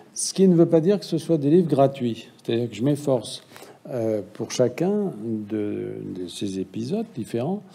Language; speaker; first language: French; native; French